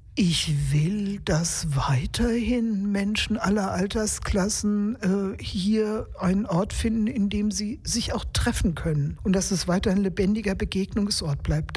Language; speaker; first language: German; native; German